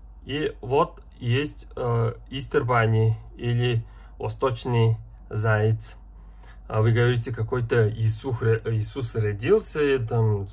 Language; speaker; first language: Russian; non-native, learner; Mongolian